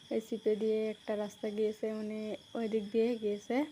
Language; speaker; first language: Bangla; non-native, local second language; Assamese